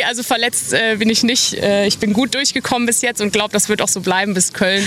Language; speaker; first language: German; native; German